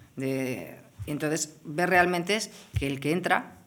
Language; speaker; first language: Spanish; native; Spanish